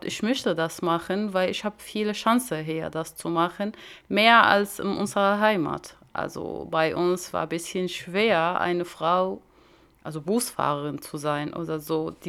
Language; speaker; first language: German; non-native, learner; Arabic